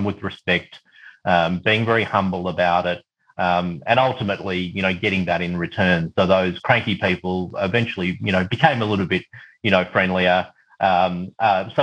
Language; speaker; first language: English; native; English